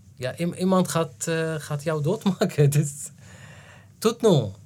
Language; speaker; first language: Dutch; non-native, fluent; Arabic